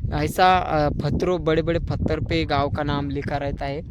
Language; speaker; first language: Hindi; non-native, local second language; Marathi